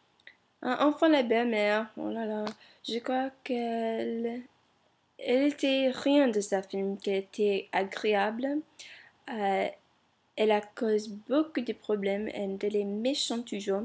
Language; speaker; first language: French; non-native, learner; English